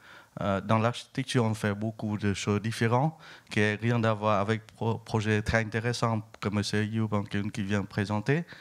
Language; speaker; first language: French; non-native, fluent; Vietnamese